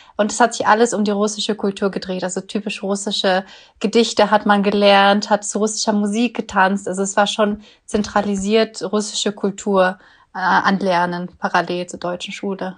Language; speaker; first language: German; early bilingual, other home language; Russian